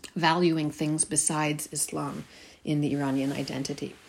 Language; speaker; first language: English; early bilingual, heritage; Persian